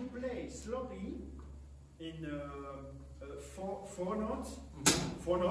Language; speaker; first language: English; non-native, learner; French